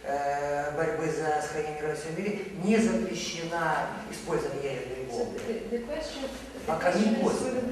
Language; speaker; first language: Russian; native; Russian